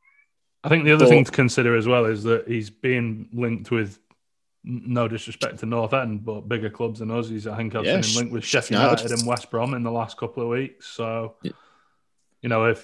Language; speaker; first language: English; native; English